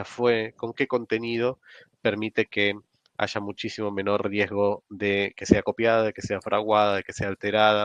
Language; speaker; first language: Spanish; native; Spanish